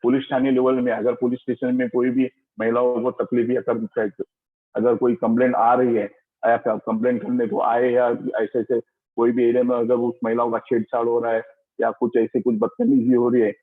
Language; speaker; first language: Hindi; non-native, local second language; Marathi